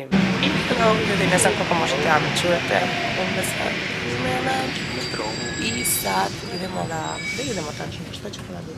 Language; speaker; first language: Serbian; early bilingual, heritage; Serbian